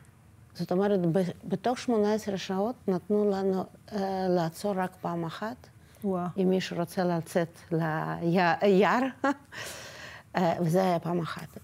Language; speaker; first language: Hebrew; non-native, fluent; Russian